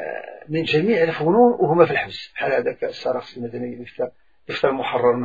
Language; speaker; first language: Arabic; native; Arabic